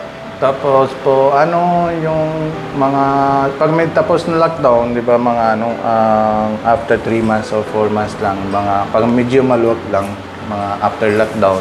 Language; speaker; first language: Filipino; non-native, learner; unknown